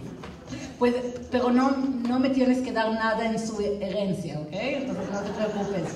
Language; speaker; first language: Spanish; non-native, fluent; Hebrew